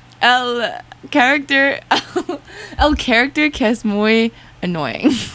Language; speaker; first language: Spanish; non-native, learner; English